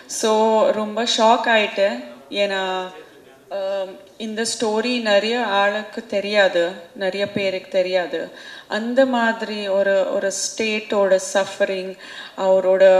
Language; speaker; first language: Tamil; non-native, local second language; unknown